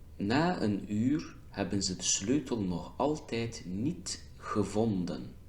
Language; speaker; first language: Dutch; non-native, fluent; Turkish